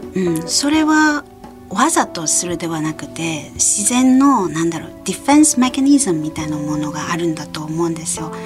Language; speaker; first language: Japanese; non-native, fluent; Malay